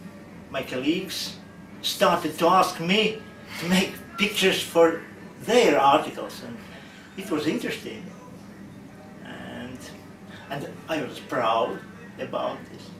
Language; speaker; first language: English; non-native, learner; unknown